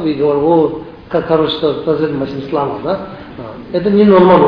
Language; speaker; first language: Russian; non-native, learner; Tibetan